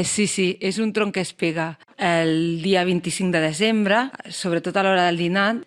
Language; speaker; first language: Catalan; native; Catalan